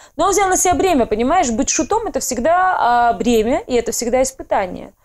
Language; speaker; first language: Russian; non-native, local second language; Georgian